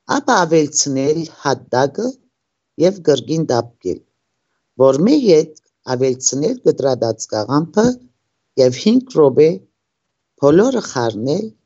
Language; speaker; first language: Armenian; early bilingual, heritage; Armenian